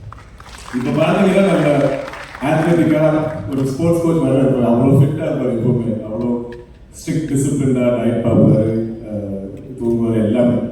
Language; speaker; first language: Tamil; non-native, fluent; Malayalam